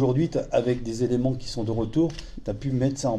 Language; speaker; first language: French; native; French